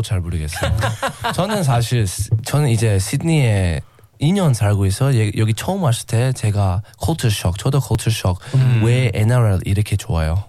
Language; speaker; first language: Korean; non-native, learner; English